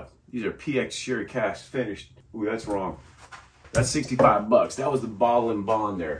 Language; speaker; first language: English; native; English